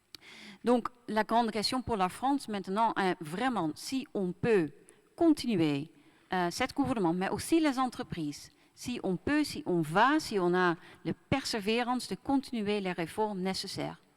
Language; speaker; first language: French; non-native, fluent; Dutch